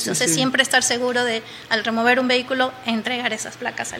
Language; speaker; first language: Spanish; native; Spanish